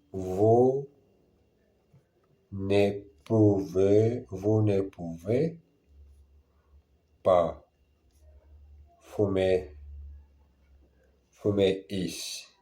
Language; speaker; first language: French; non-native, learner; Portuguese